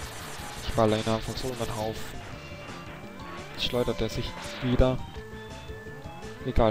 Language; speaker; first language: German; native; German